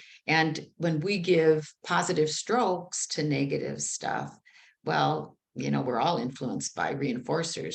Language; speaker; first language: English; native; English